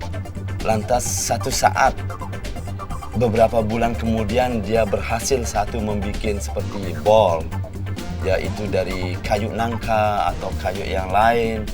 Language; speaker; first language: Indonesian; non-native, local second language; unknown